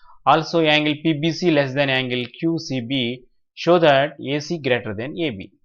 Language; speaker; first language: English; non-native, local second language; Telugu